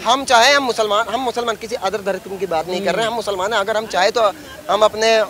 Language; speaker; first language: Hindi; native; Hindi